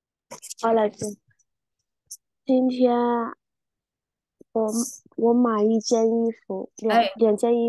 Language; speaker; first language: Chinese; non-native, learner; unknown